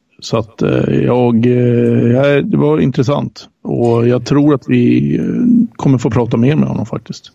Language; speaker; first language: Swedish; native; Swedish